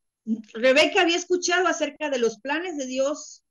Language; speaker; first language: Spanish; native; Spanish